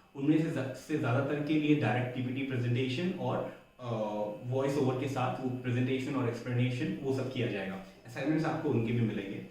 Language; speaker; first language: Hindi; native; Hindi